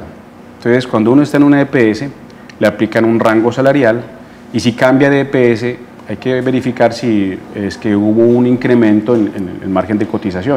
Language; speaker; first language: Spanish; native; Spanish